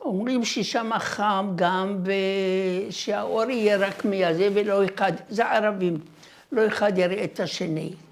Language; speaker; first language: Hebrew; non-native, fluent; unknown